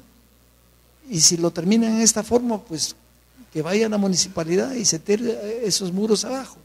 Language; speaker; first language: Spanish; native; Spanish